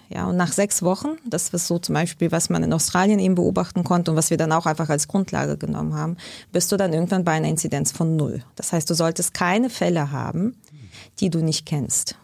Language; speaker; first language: German; early bilingual, other home language; Russian